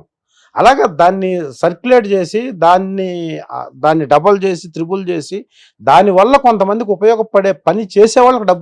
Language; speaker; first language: Telugu; native; Telugu